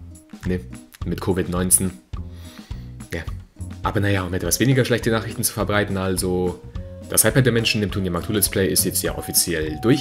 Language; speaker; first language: German; native; German